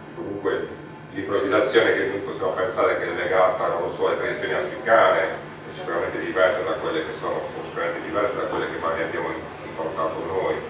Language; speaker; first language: Italian; native; Italian